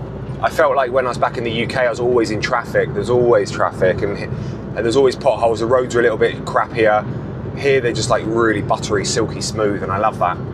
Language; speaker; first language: English; native; English